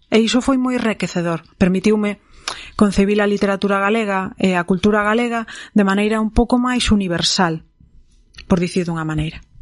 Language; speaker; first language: Galician; non-native, local second language; Spanish